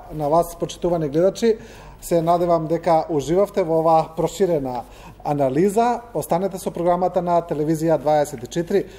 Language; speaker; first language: Macedonian; native; Macedonian